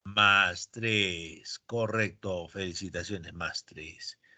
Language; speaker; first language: Spanish; native; Spanish